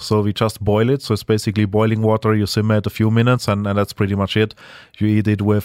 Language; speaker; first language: English; non-native, fluent; German